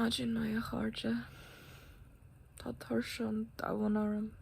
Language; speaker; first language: Irish; non-native, learner; English